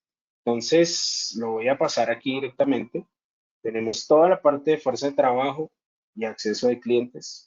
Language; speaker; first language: Spanish; native; Spanish